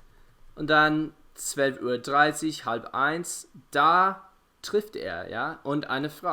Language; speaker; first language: German; non-native, fluent; English